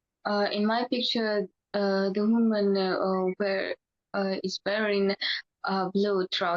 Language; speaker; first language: English; non-native, learner; Russian